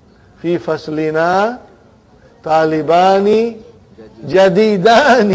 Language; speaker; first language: Arabic; non-native, fluent; Bangla